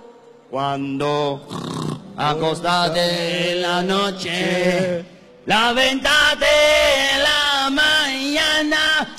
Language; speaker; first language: Spanish; non-native, learner; English